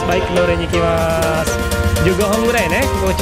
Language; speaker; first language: Japanese; non-native, fluent; Indonesian